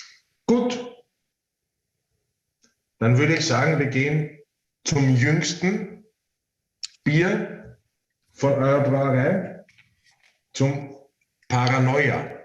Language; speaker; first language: German; native; German